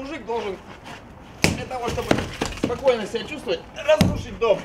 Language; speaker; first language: Russian; native; Russian